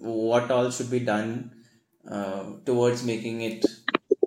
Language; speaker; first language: English; non-native, local second language; Assamese